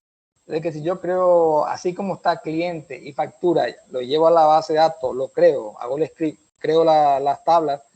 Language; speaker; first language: Spanish; native; Spanish